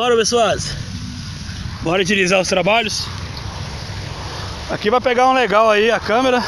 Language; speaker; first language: Portuguese; native; Portuguese